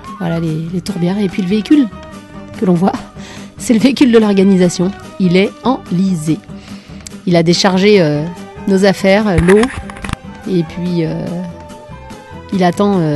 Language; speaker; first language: French; native; French